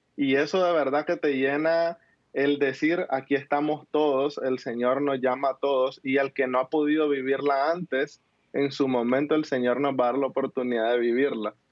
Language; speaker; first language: Spanish; native; Spanish